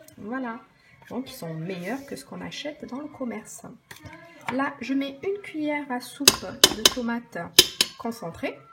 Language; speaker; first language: French; early bilingual, other home language; Arabic